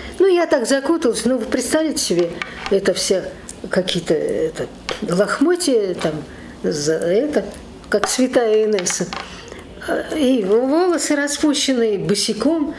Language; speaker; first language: Russian; native; Russian